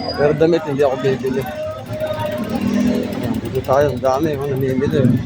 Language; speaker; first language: Filipino; native; Filipino